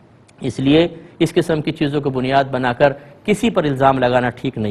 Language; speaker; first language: Urdu; native; Urdu